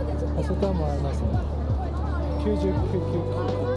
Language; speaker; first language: Japanese; non-native, fluent; Chinese